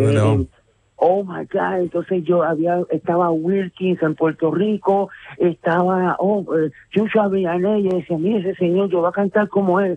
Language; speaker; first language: Spanish; native; Spanish